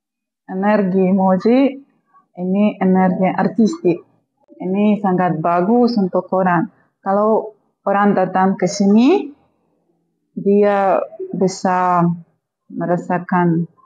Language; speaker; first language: Indonesian; non-native, fluent; Russian